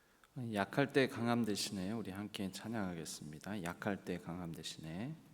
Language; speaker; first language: Korean; native; Korean